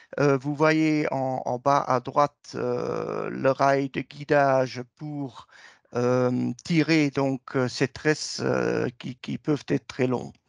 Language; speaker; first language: French; native; French